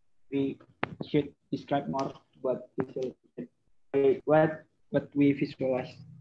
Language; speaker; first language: English; non-native, learner; Indonesian